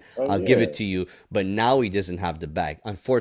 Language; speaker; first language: English; native; English